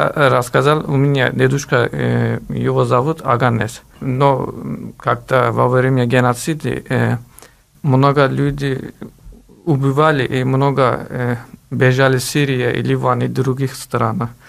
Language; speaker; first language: Russian; non-native, learner; Turkish